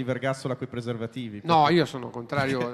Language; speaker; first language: Italian; native; Italian